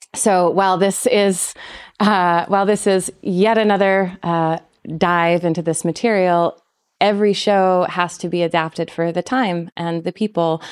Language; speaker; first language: English; native; English